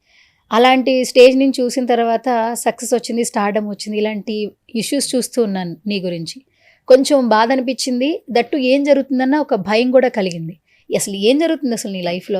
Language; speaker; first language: Telugu; native; Telugu